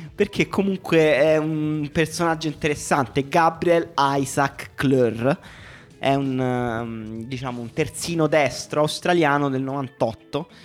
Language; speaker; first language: Italian; native; Italian